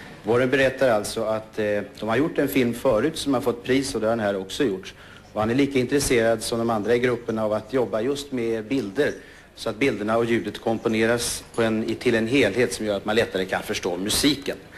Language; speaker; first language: Swedish; native; Swedish